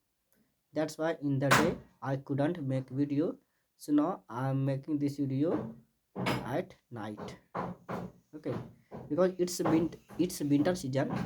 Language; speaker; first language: English; non-native, learner; Hindi